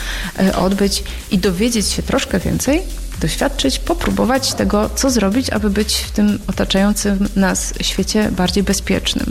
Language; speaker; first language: Polish; native; Polish